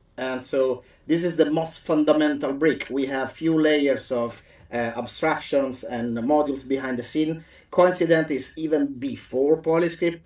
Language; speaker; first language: English; non-native, fluent; Italian